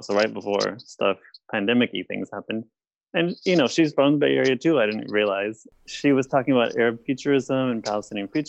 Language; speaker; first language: English; native; English